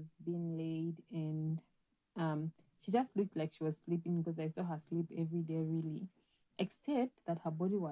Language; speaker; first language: English; non-native, local second language; Bemba